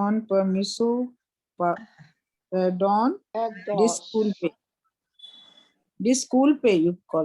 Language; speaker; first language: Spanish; non-native, learner; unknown